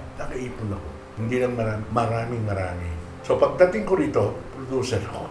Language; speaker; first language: Filipino; native; Filipino